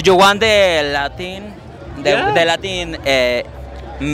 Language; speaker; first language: English; non-native, learner; Spanish